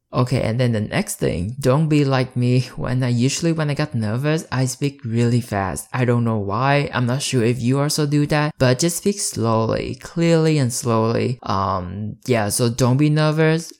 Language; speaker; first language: English; early bilingual, other home language; Vietnamese